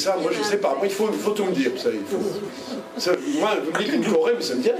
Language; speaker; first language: French; native; French